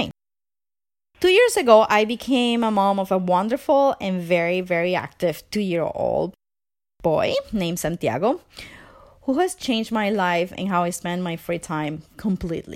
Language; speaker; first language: English; non-native, fluent; Spanish